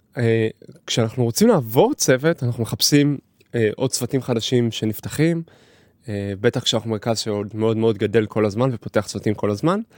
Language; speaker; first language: Hebrew; native; Hebrew